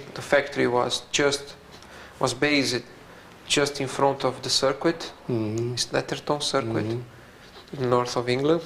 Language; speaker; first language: English; non-native, fluent; Portuguese